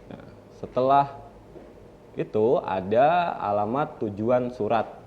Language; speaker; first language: Indonesian; native; Indonesian